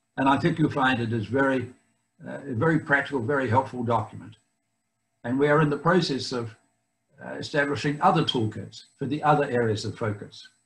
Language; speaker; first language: English; native; English